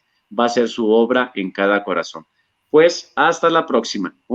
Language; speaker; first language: Spanish; native; Spanish